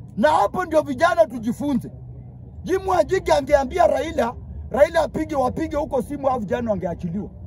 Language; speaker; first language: Swahili; non-native, local second language; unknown